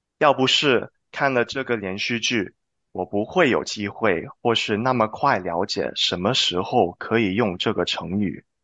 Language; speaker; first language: Chinese; non-native, learner; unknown